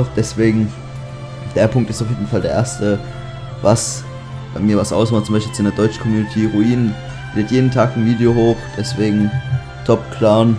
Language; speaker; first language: German; native; German